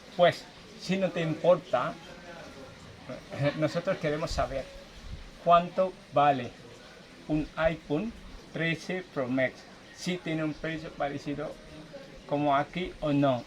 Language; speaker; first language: Spanish; non-native, fluent; Indonesian